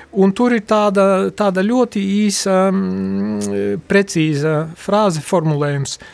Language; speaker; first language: Latvian; non-native, local second language; Polish